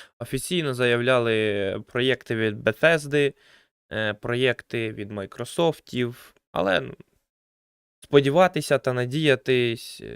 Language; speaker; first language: Ukrainian; native; Ukrainian